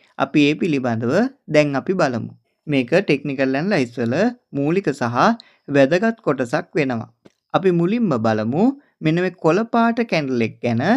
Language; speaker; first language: Sinhala; native; Sinhala